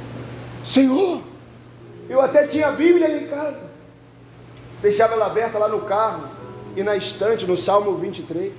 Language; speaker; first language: Portuguese; native; Portuguese